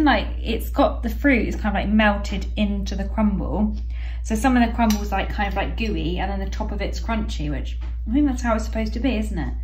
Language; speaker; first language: English; native; English